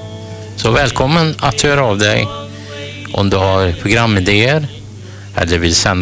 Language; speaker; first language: Swedish; native; Swedish